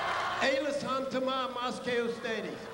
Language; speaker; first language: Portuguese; non-native, learner; English